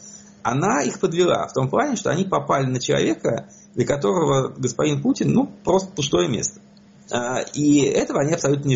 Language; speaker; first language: Russian; native; Russian